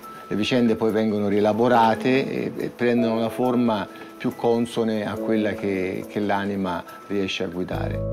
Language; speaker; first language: Italian; native; Italian